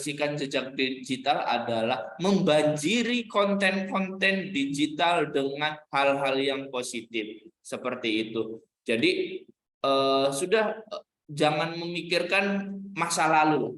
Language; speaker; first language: Indonesian; native; Indonesian